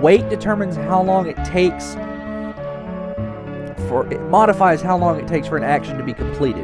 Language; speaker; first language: English; native; English